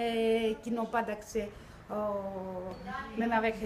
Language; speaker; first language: French; non-native, learner; Greek